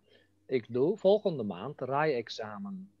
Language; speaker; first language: Dutch; non-native, fluent; Turkish